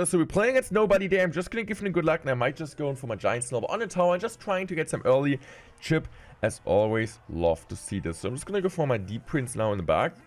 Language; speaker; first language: English; non-native, fluent; German